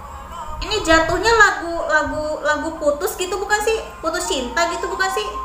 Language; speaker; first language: Indonesian; native; Indonesian